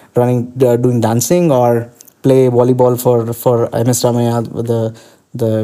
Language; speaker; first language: English; non-native, local second language; Kannada